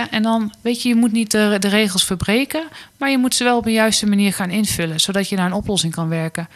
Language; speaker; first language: Dutch; native; Dutch